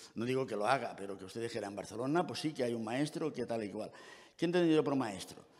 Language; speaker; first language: Spanish; native; Spanish